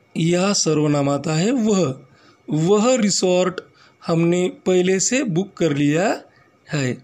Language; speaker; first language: Hindi; non-native, local second language; Marathi